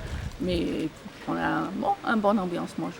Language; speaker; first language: French; non-native, fluent; English